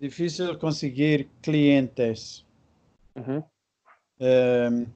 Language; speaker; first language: Spanish; non-native, learner; English